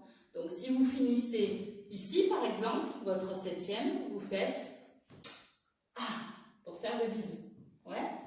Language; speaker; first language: French; native; French